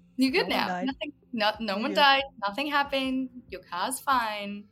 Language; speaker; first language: English; native; English